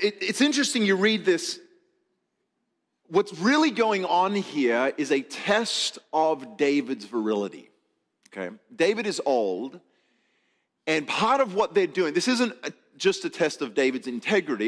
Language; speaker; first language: English; native; English